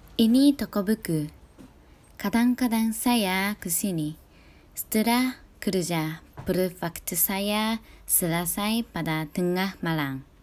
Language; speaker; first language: Indonesian; non-native, learner; Japanese